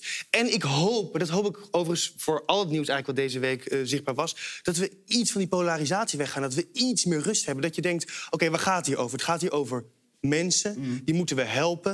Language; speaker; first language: Dutch; native; Dutch